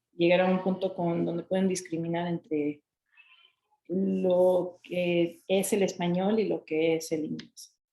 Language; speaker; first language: Spanish; early bilingual, heritage; Spanish